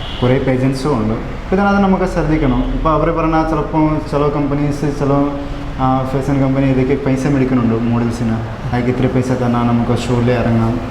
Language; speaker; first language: Malayalam; non-native, fluent; Nepali